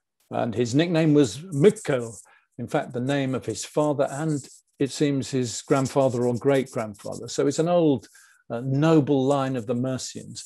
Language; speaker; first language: English; native; English